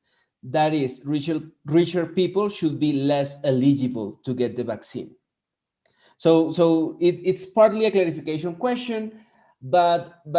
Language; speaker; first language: English; non-native, fluent; Spanish